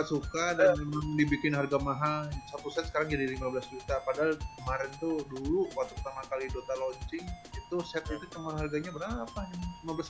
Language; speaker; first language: Indonesian; native; Indonesian